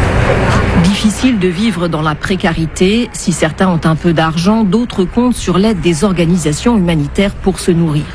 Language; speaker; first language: French; native; French